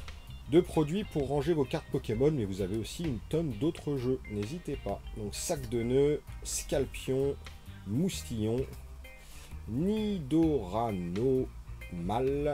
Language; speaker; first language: French; native; French